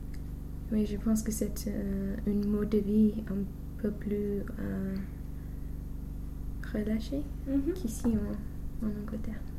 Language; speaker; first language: French; non-native, fluent; English